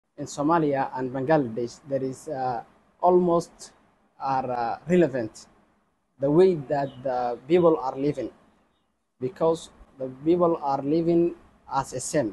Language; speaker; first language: English; non-native, local second language; Somali